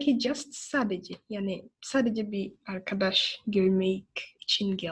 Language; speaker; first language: Turkish; non-native, learner; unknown